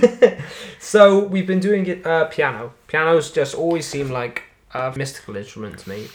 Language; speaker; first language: English; native; English